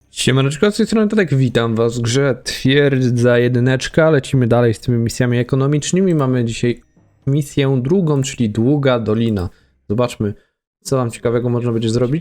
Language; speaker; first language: Polish; native; Polish